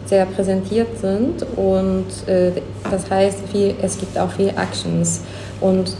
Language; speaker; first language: German; non-native, learner; Japanese